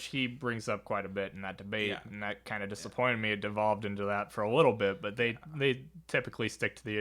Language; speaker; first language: English; native; English